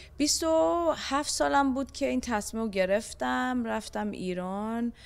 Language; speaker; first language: Persian; early bilingual, heritage; Persian